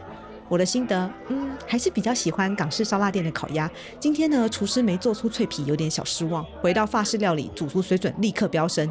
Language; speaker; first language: Chinese; native; Chinese